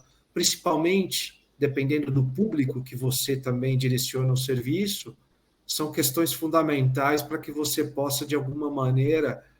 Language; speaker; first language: Portuguese; native; Portuguese